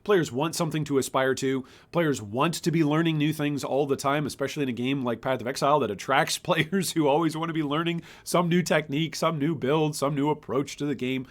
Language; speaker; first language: English; native; English